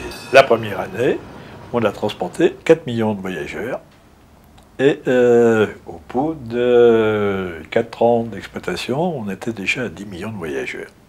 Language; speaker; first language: French; native; French